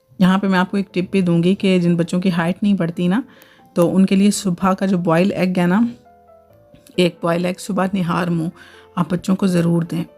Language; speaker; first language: Urdu; native; Urdu